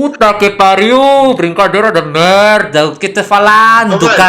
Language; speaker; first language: Portuguese; non-native, learner; Indonesian